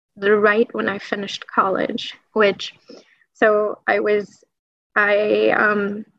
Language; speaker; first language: English; early bilingual, other home language; Persian